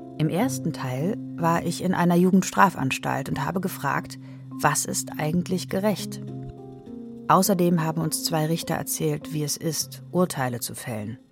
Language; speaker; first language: German; native; German